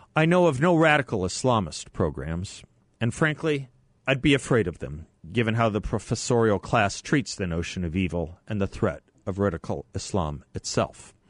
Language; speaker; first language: English; native; English